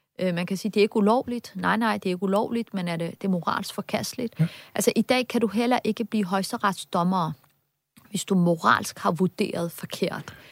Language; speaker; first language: Danish; early bilingual, other home language; Turkish